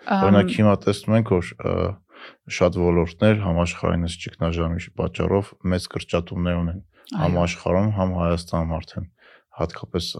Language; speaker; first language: Armenian; native; Armenian